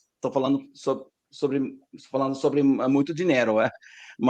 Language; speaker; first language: Portuguese; non-native, learner; English